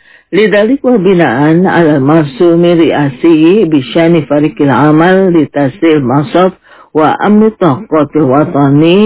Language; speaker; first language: Arabic; non-native, fluent; Indonesian